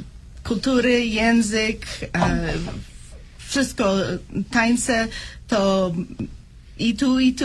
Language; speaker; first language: Polish; early bilingual, heritage; Polish